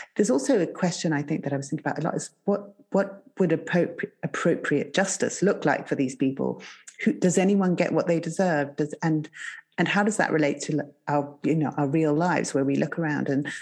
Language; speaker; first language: English; native; English